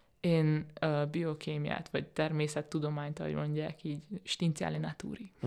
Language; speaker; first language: Hungarian; native; Hungarian